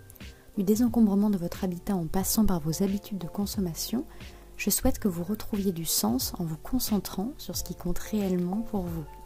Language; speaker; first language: French; native; French